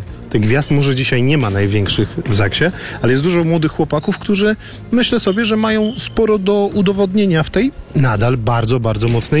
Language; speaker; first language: Polish; native; Polish